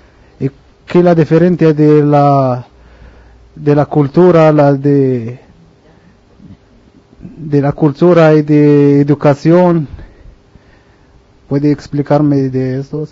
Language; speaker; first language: Spanish; non-native, learner; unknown